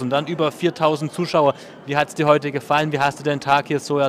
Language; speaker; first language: German; native; German